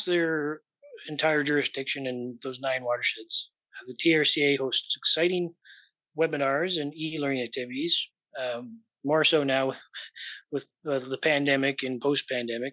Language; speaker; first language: English; native; English